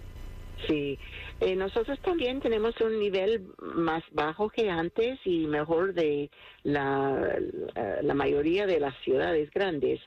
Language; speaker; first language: Spanish; non-native, fluent; English